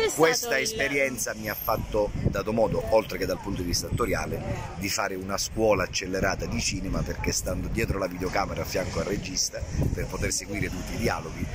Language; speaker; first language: Italian; native; Italian